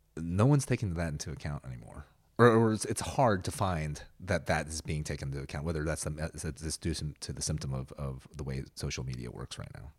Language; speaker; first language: English; early bilingual, other home language; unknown